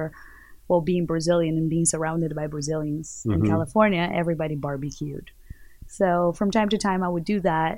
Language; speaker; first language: English; non-native, fluent; Portuguese